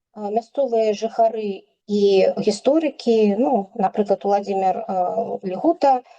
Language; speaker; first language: Belarusian; non-native, local second language; Russian